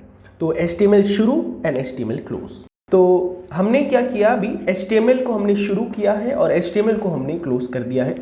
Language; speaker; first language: Hindi; native; Hindi